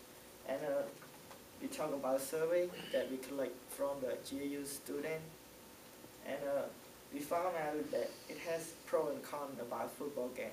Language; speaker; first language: English; non-native, learner; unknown